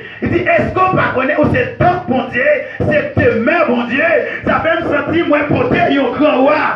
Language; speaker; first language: French; non-native, local second language; Haitian Creole